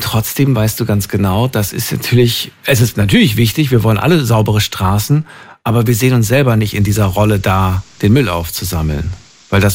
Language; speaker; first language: German; native; German